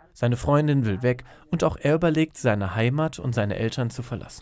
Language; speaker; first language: German; native; German